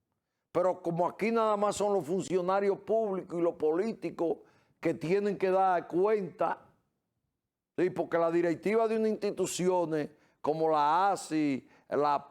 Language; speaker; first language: Spanish; native; Spanish